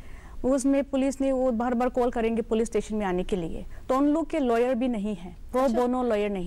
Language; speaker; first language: Hindi; non-native, local second language; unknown